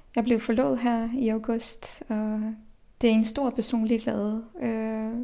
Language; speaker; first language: Danish; early bilingual, other home language; Persian